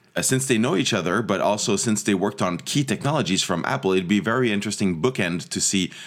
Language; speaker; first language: English; native; English